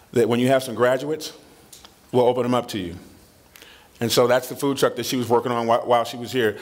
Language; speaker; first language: English; native; English